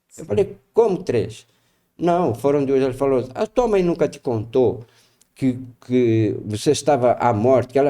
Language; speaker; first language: Portuguese; native; Portuguese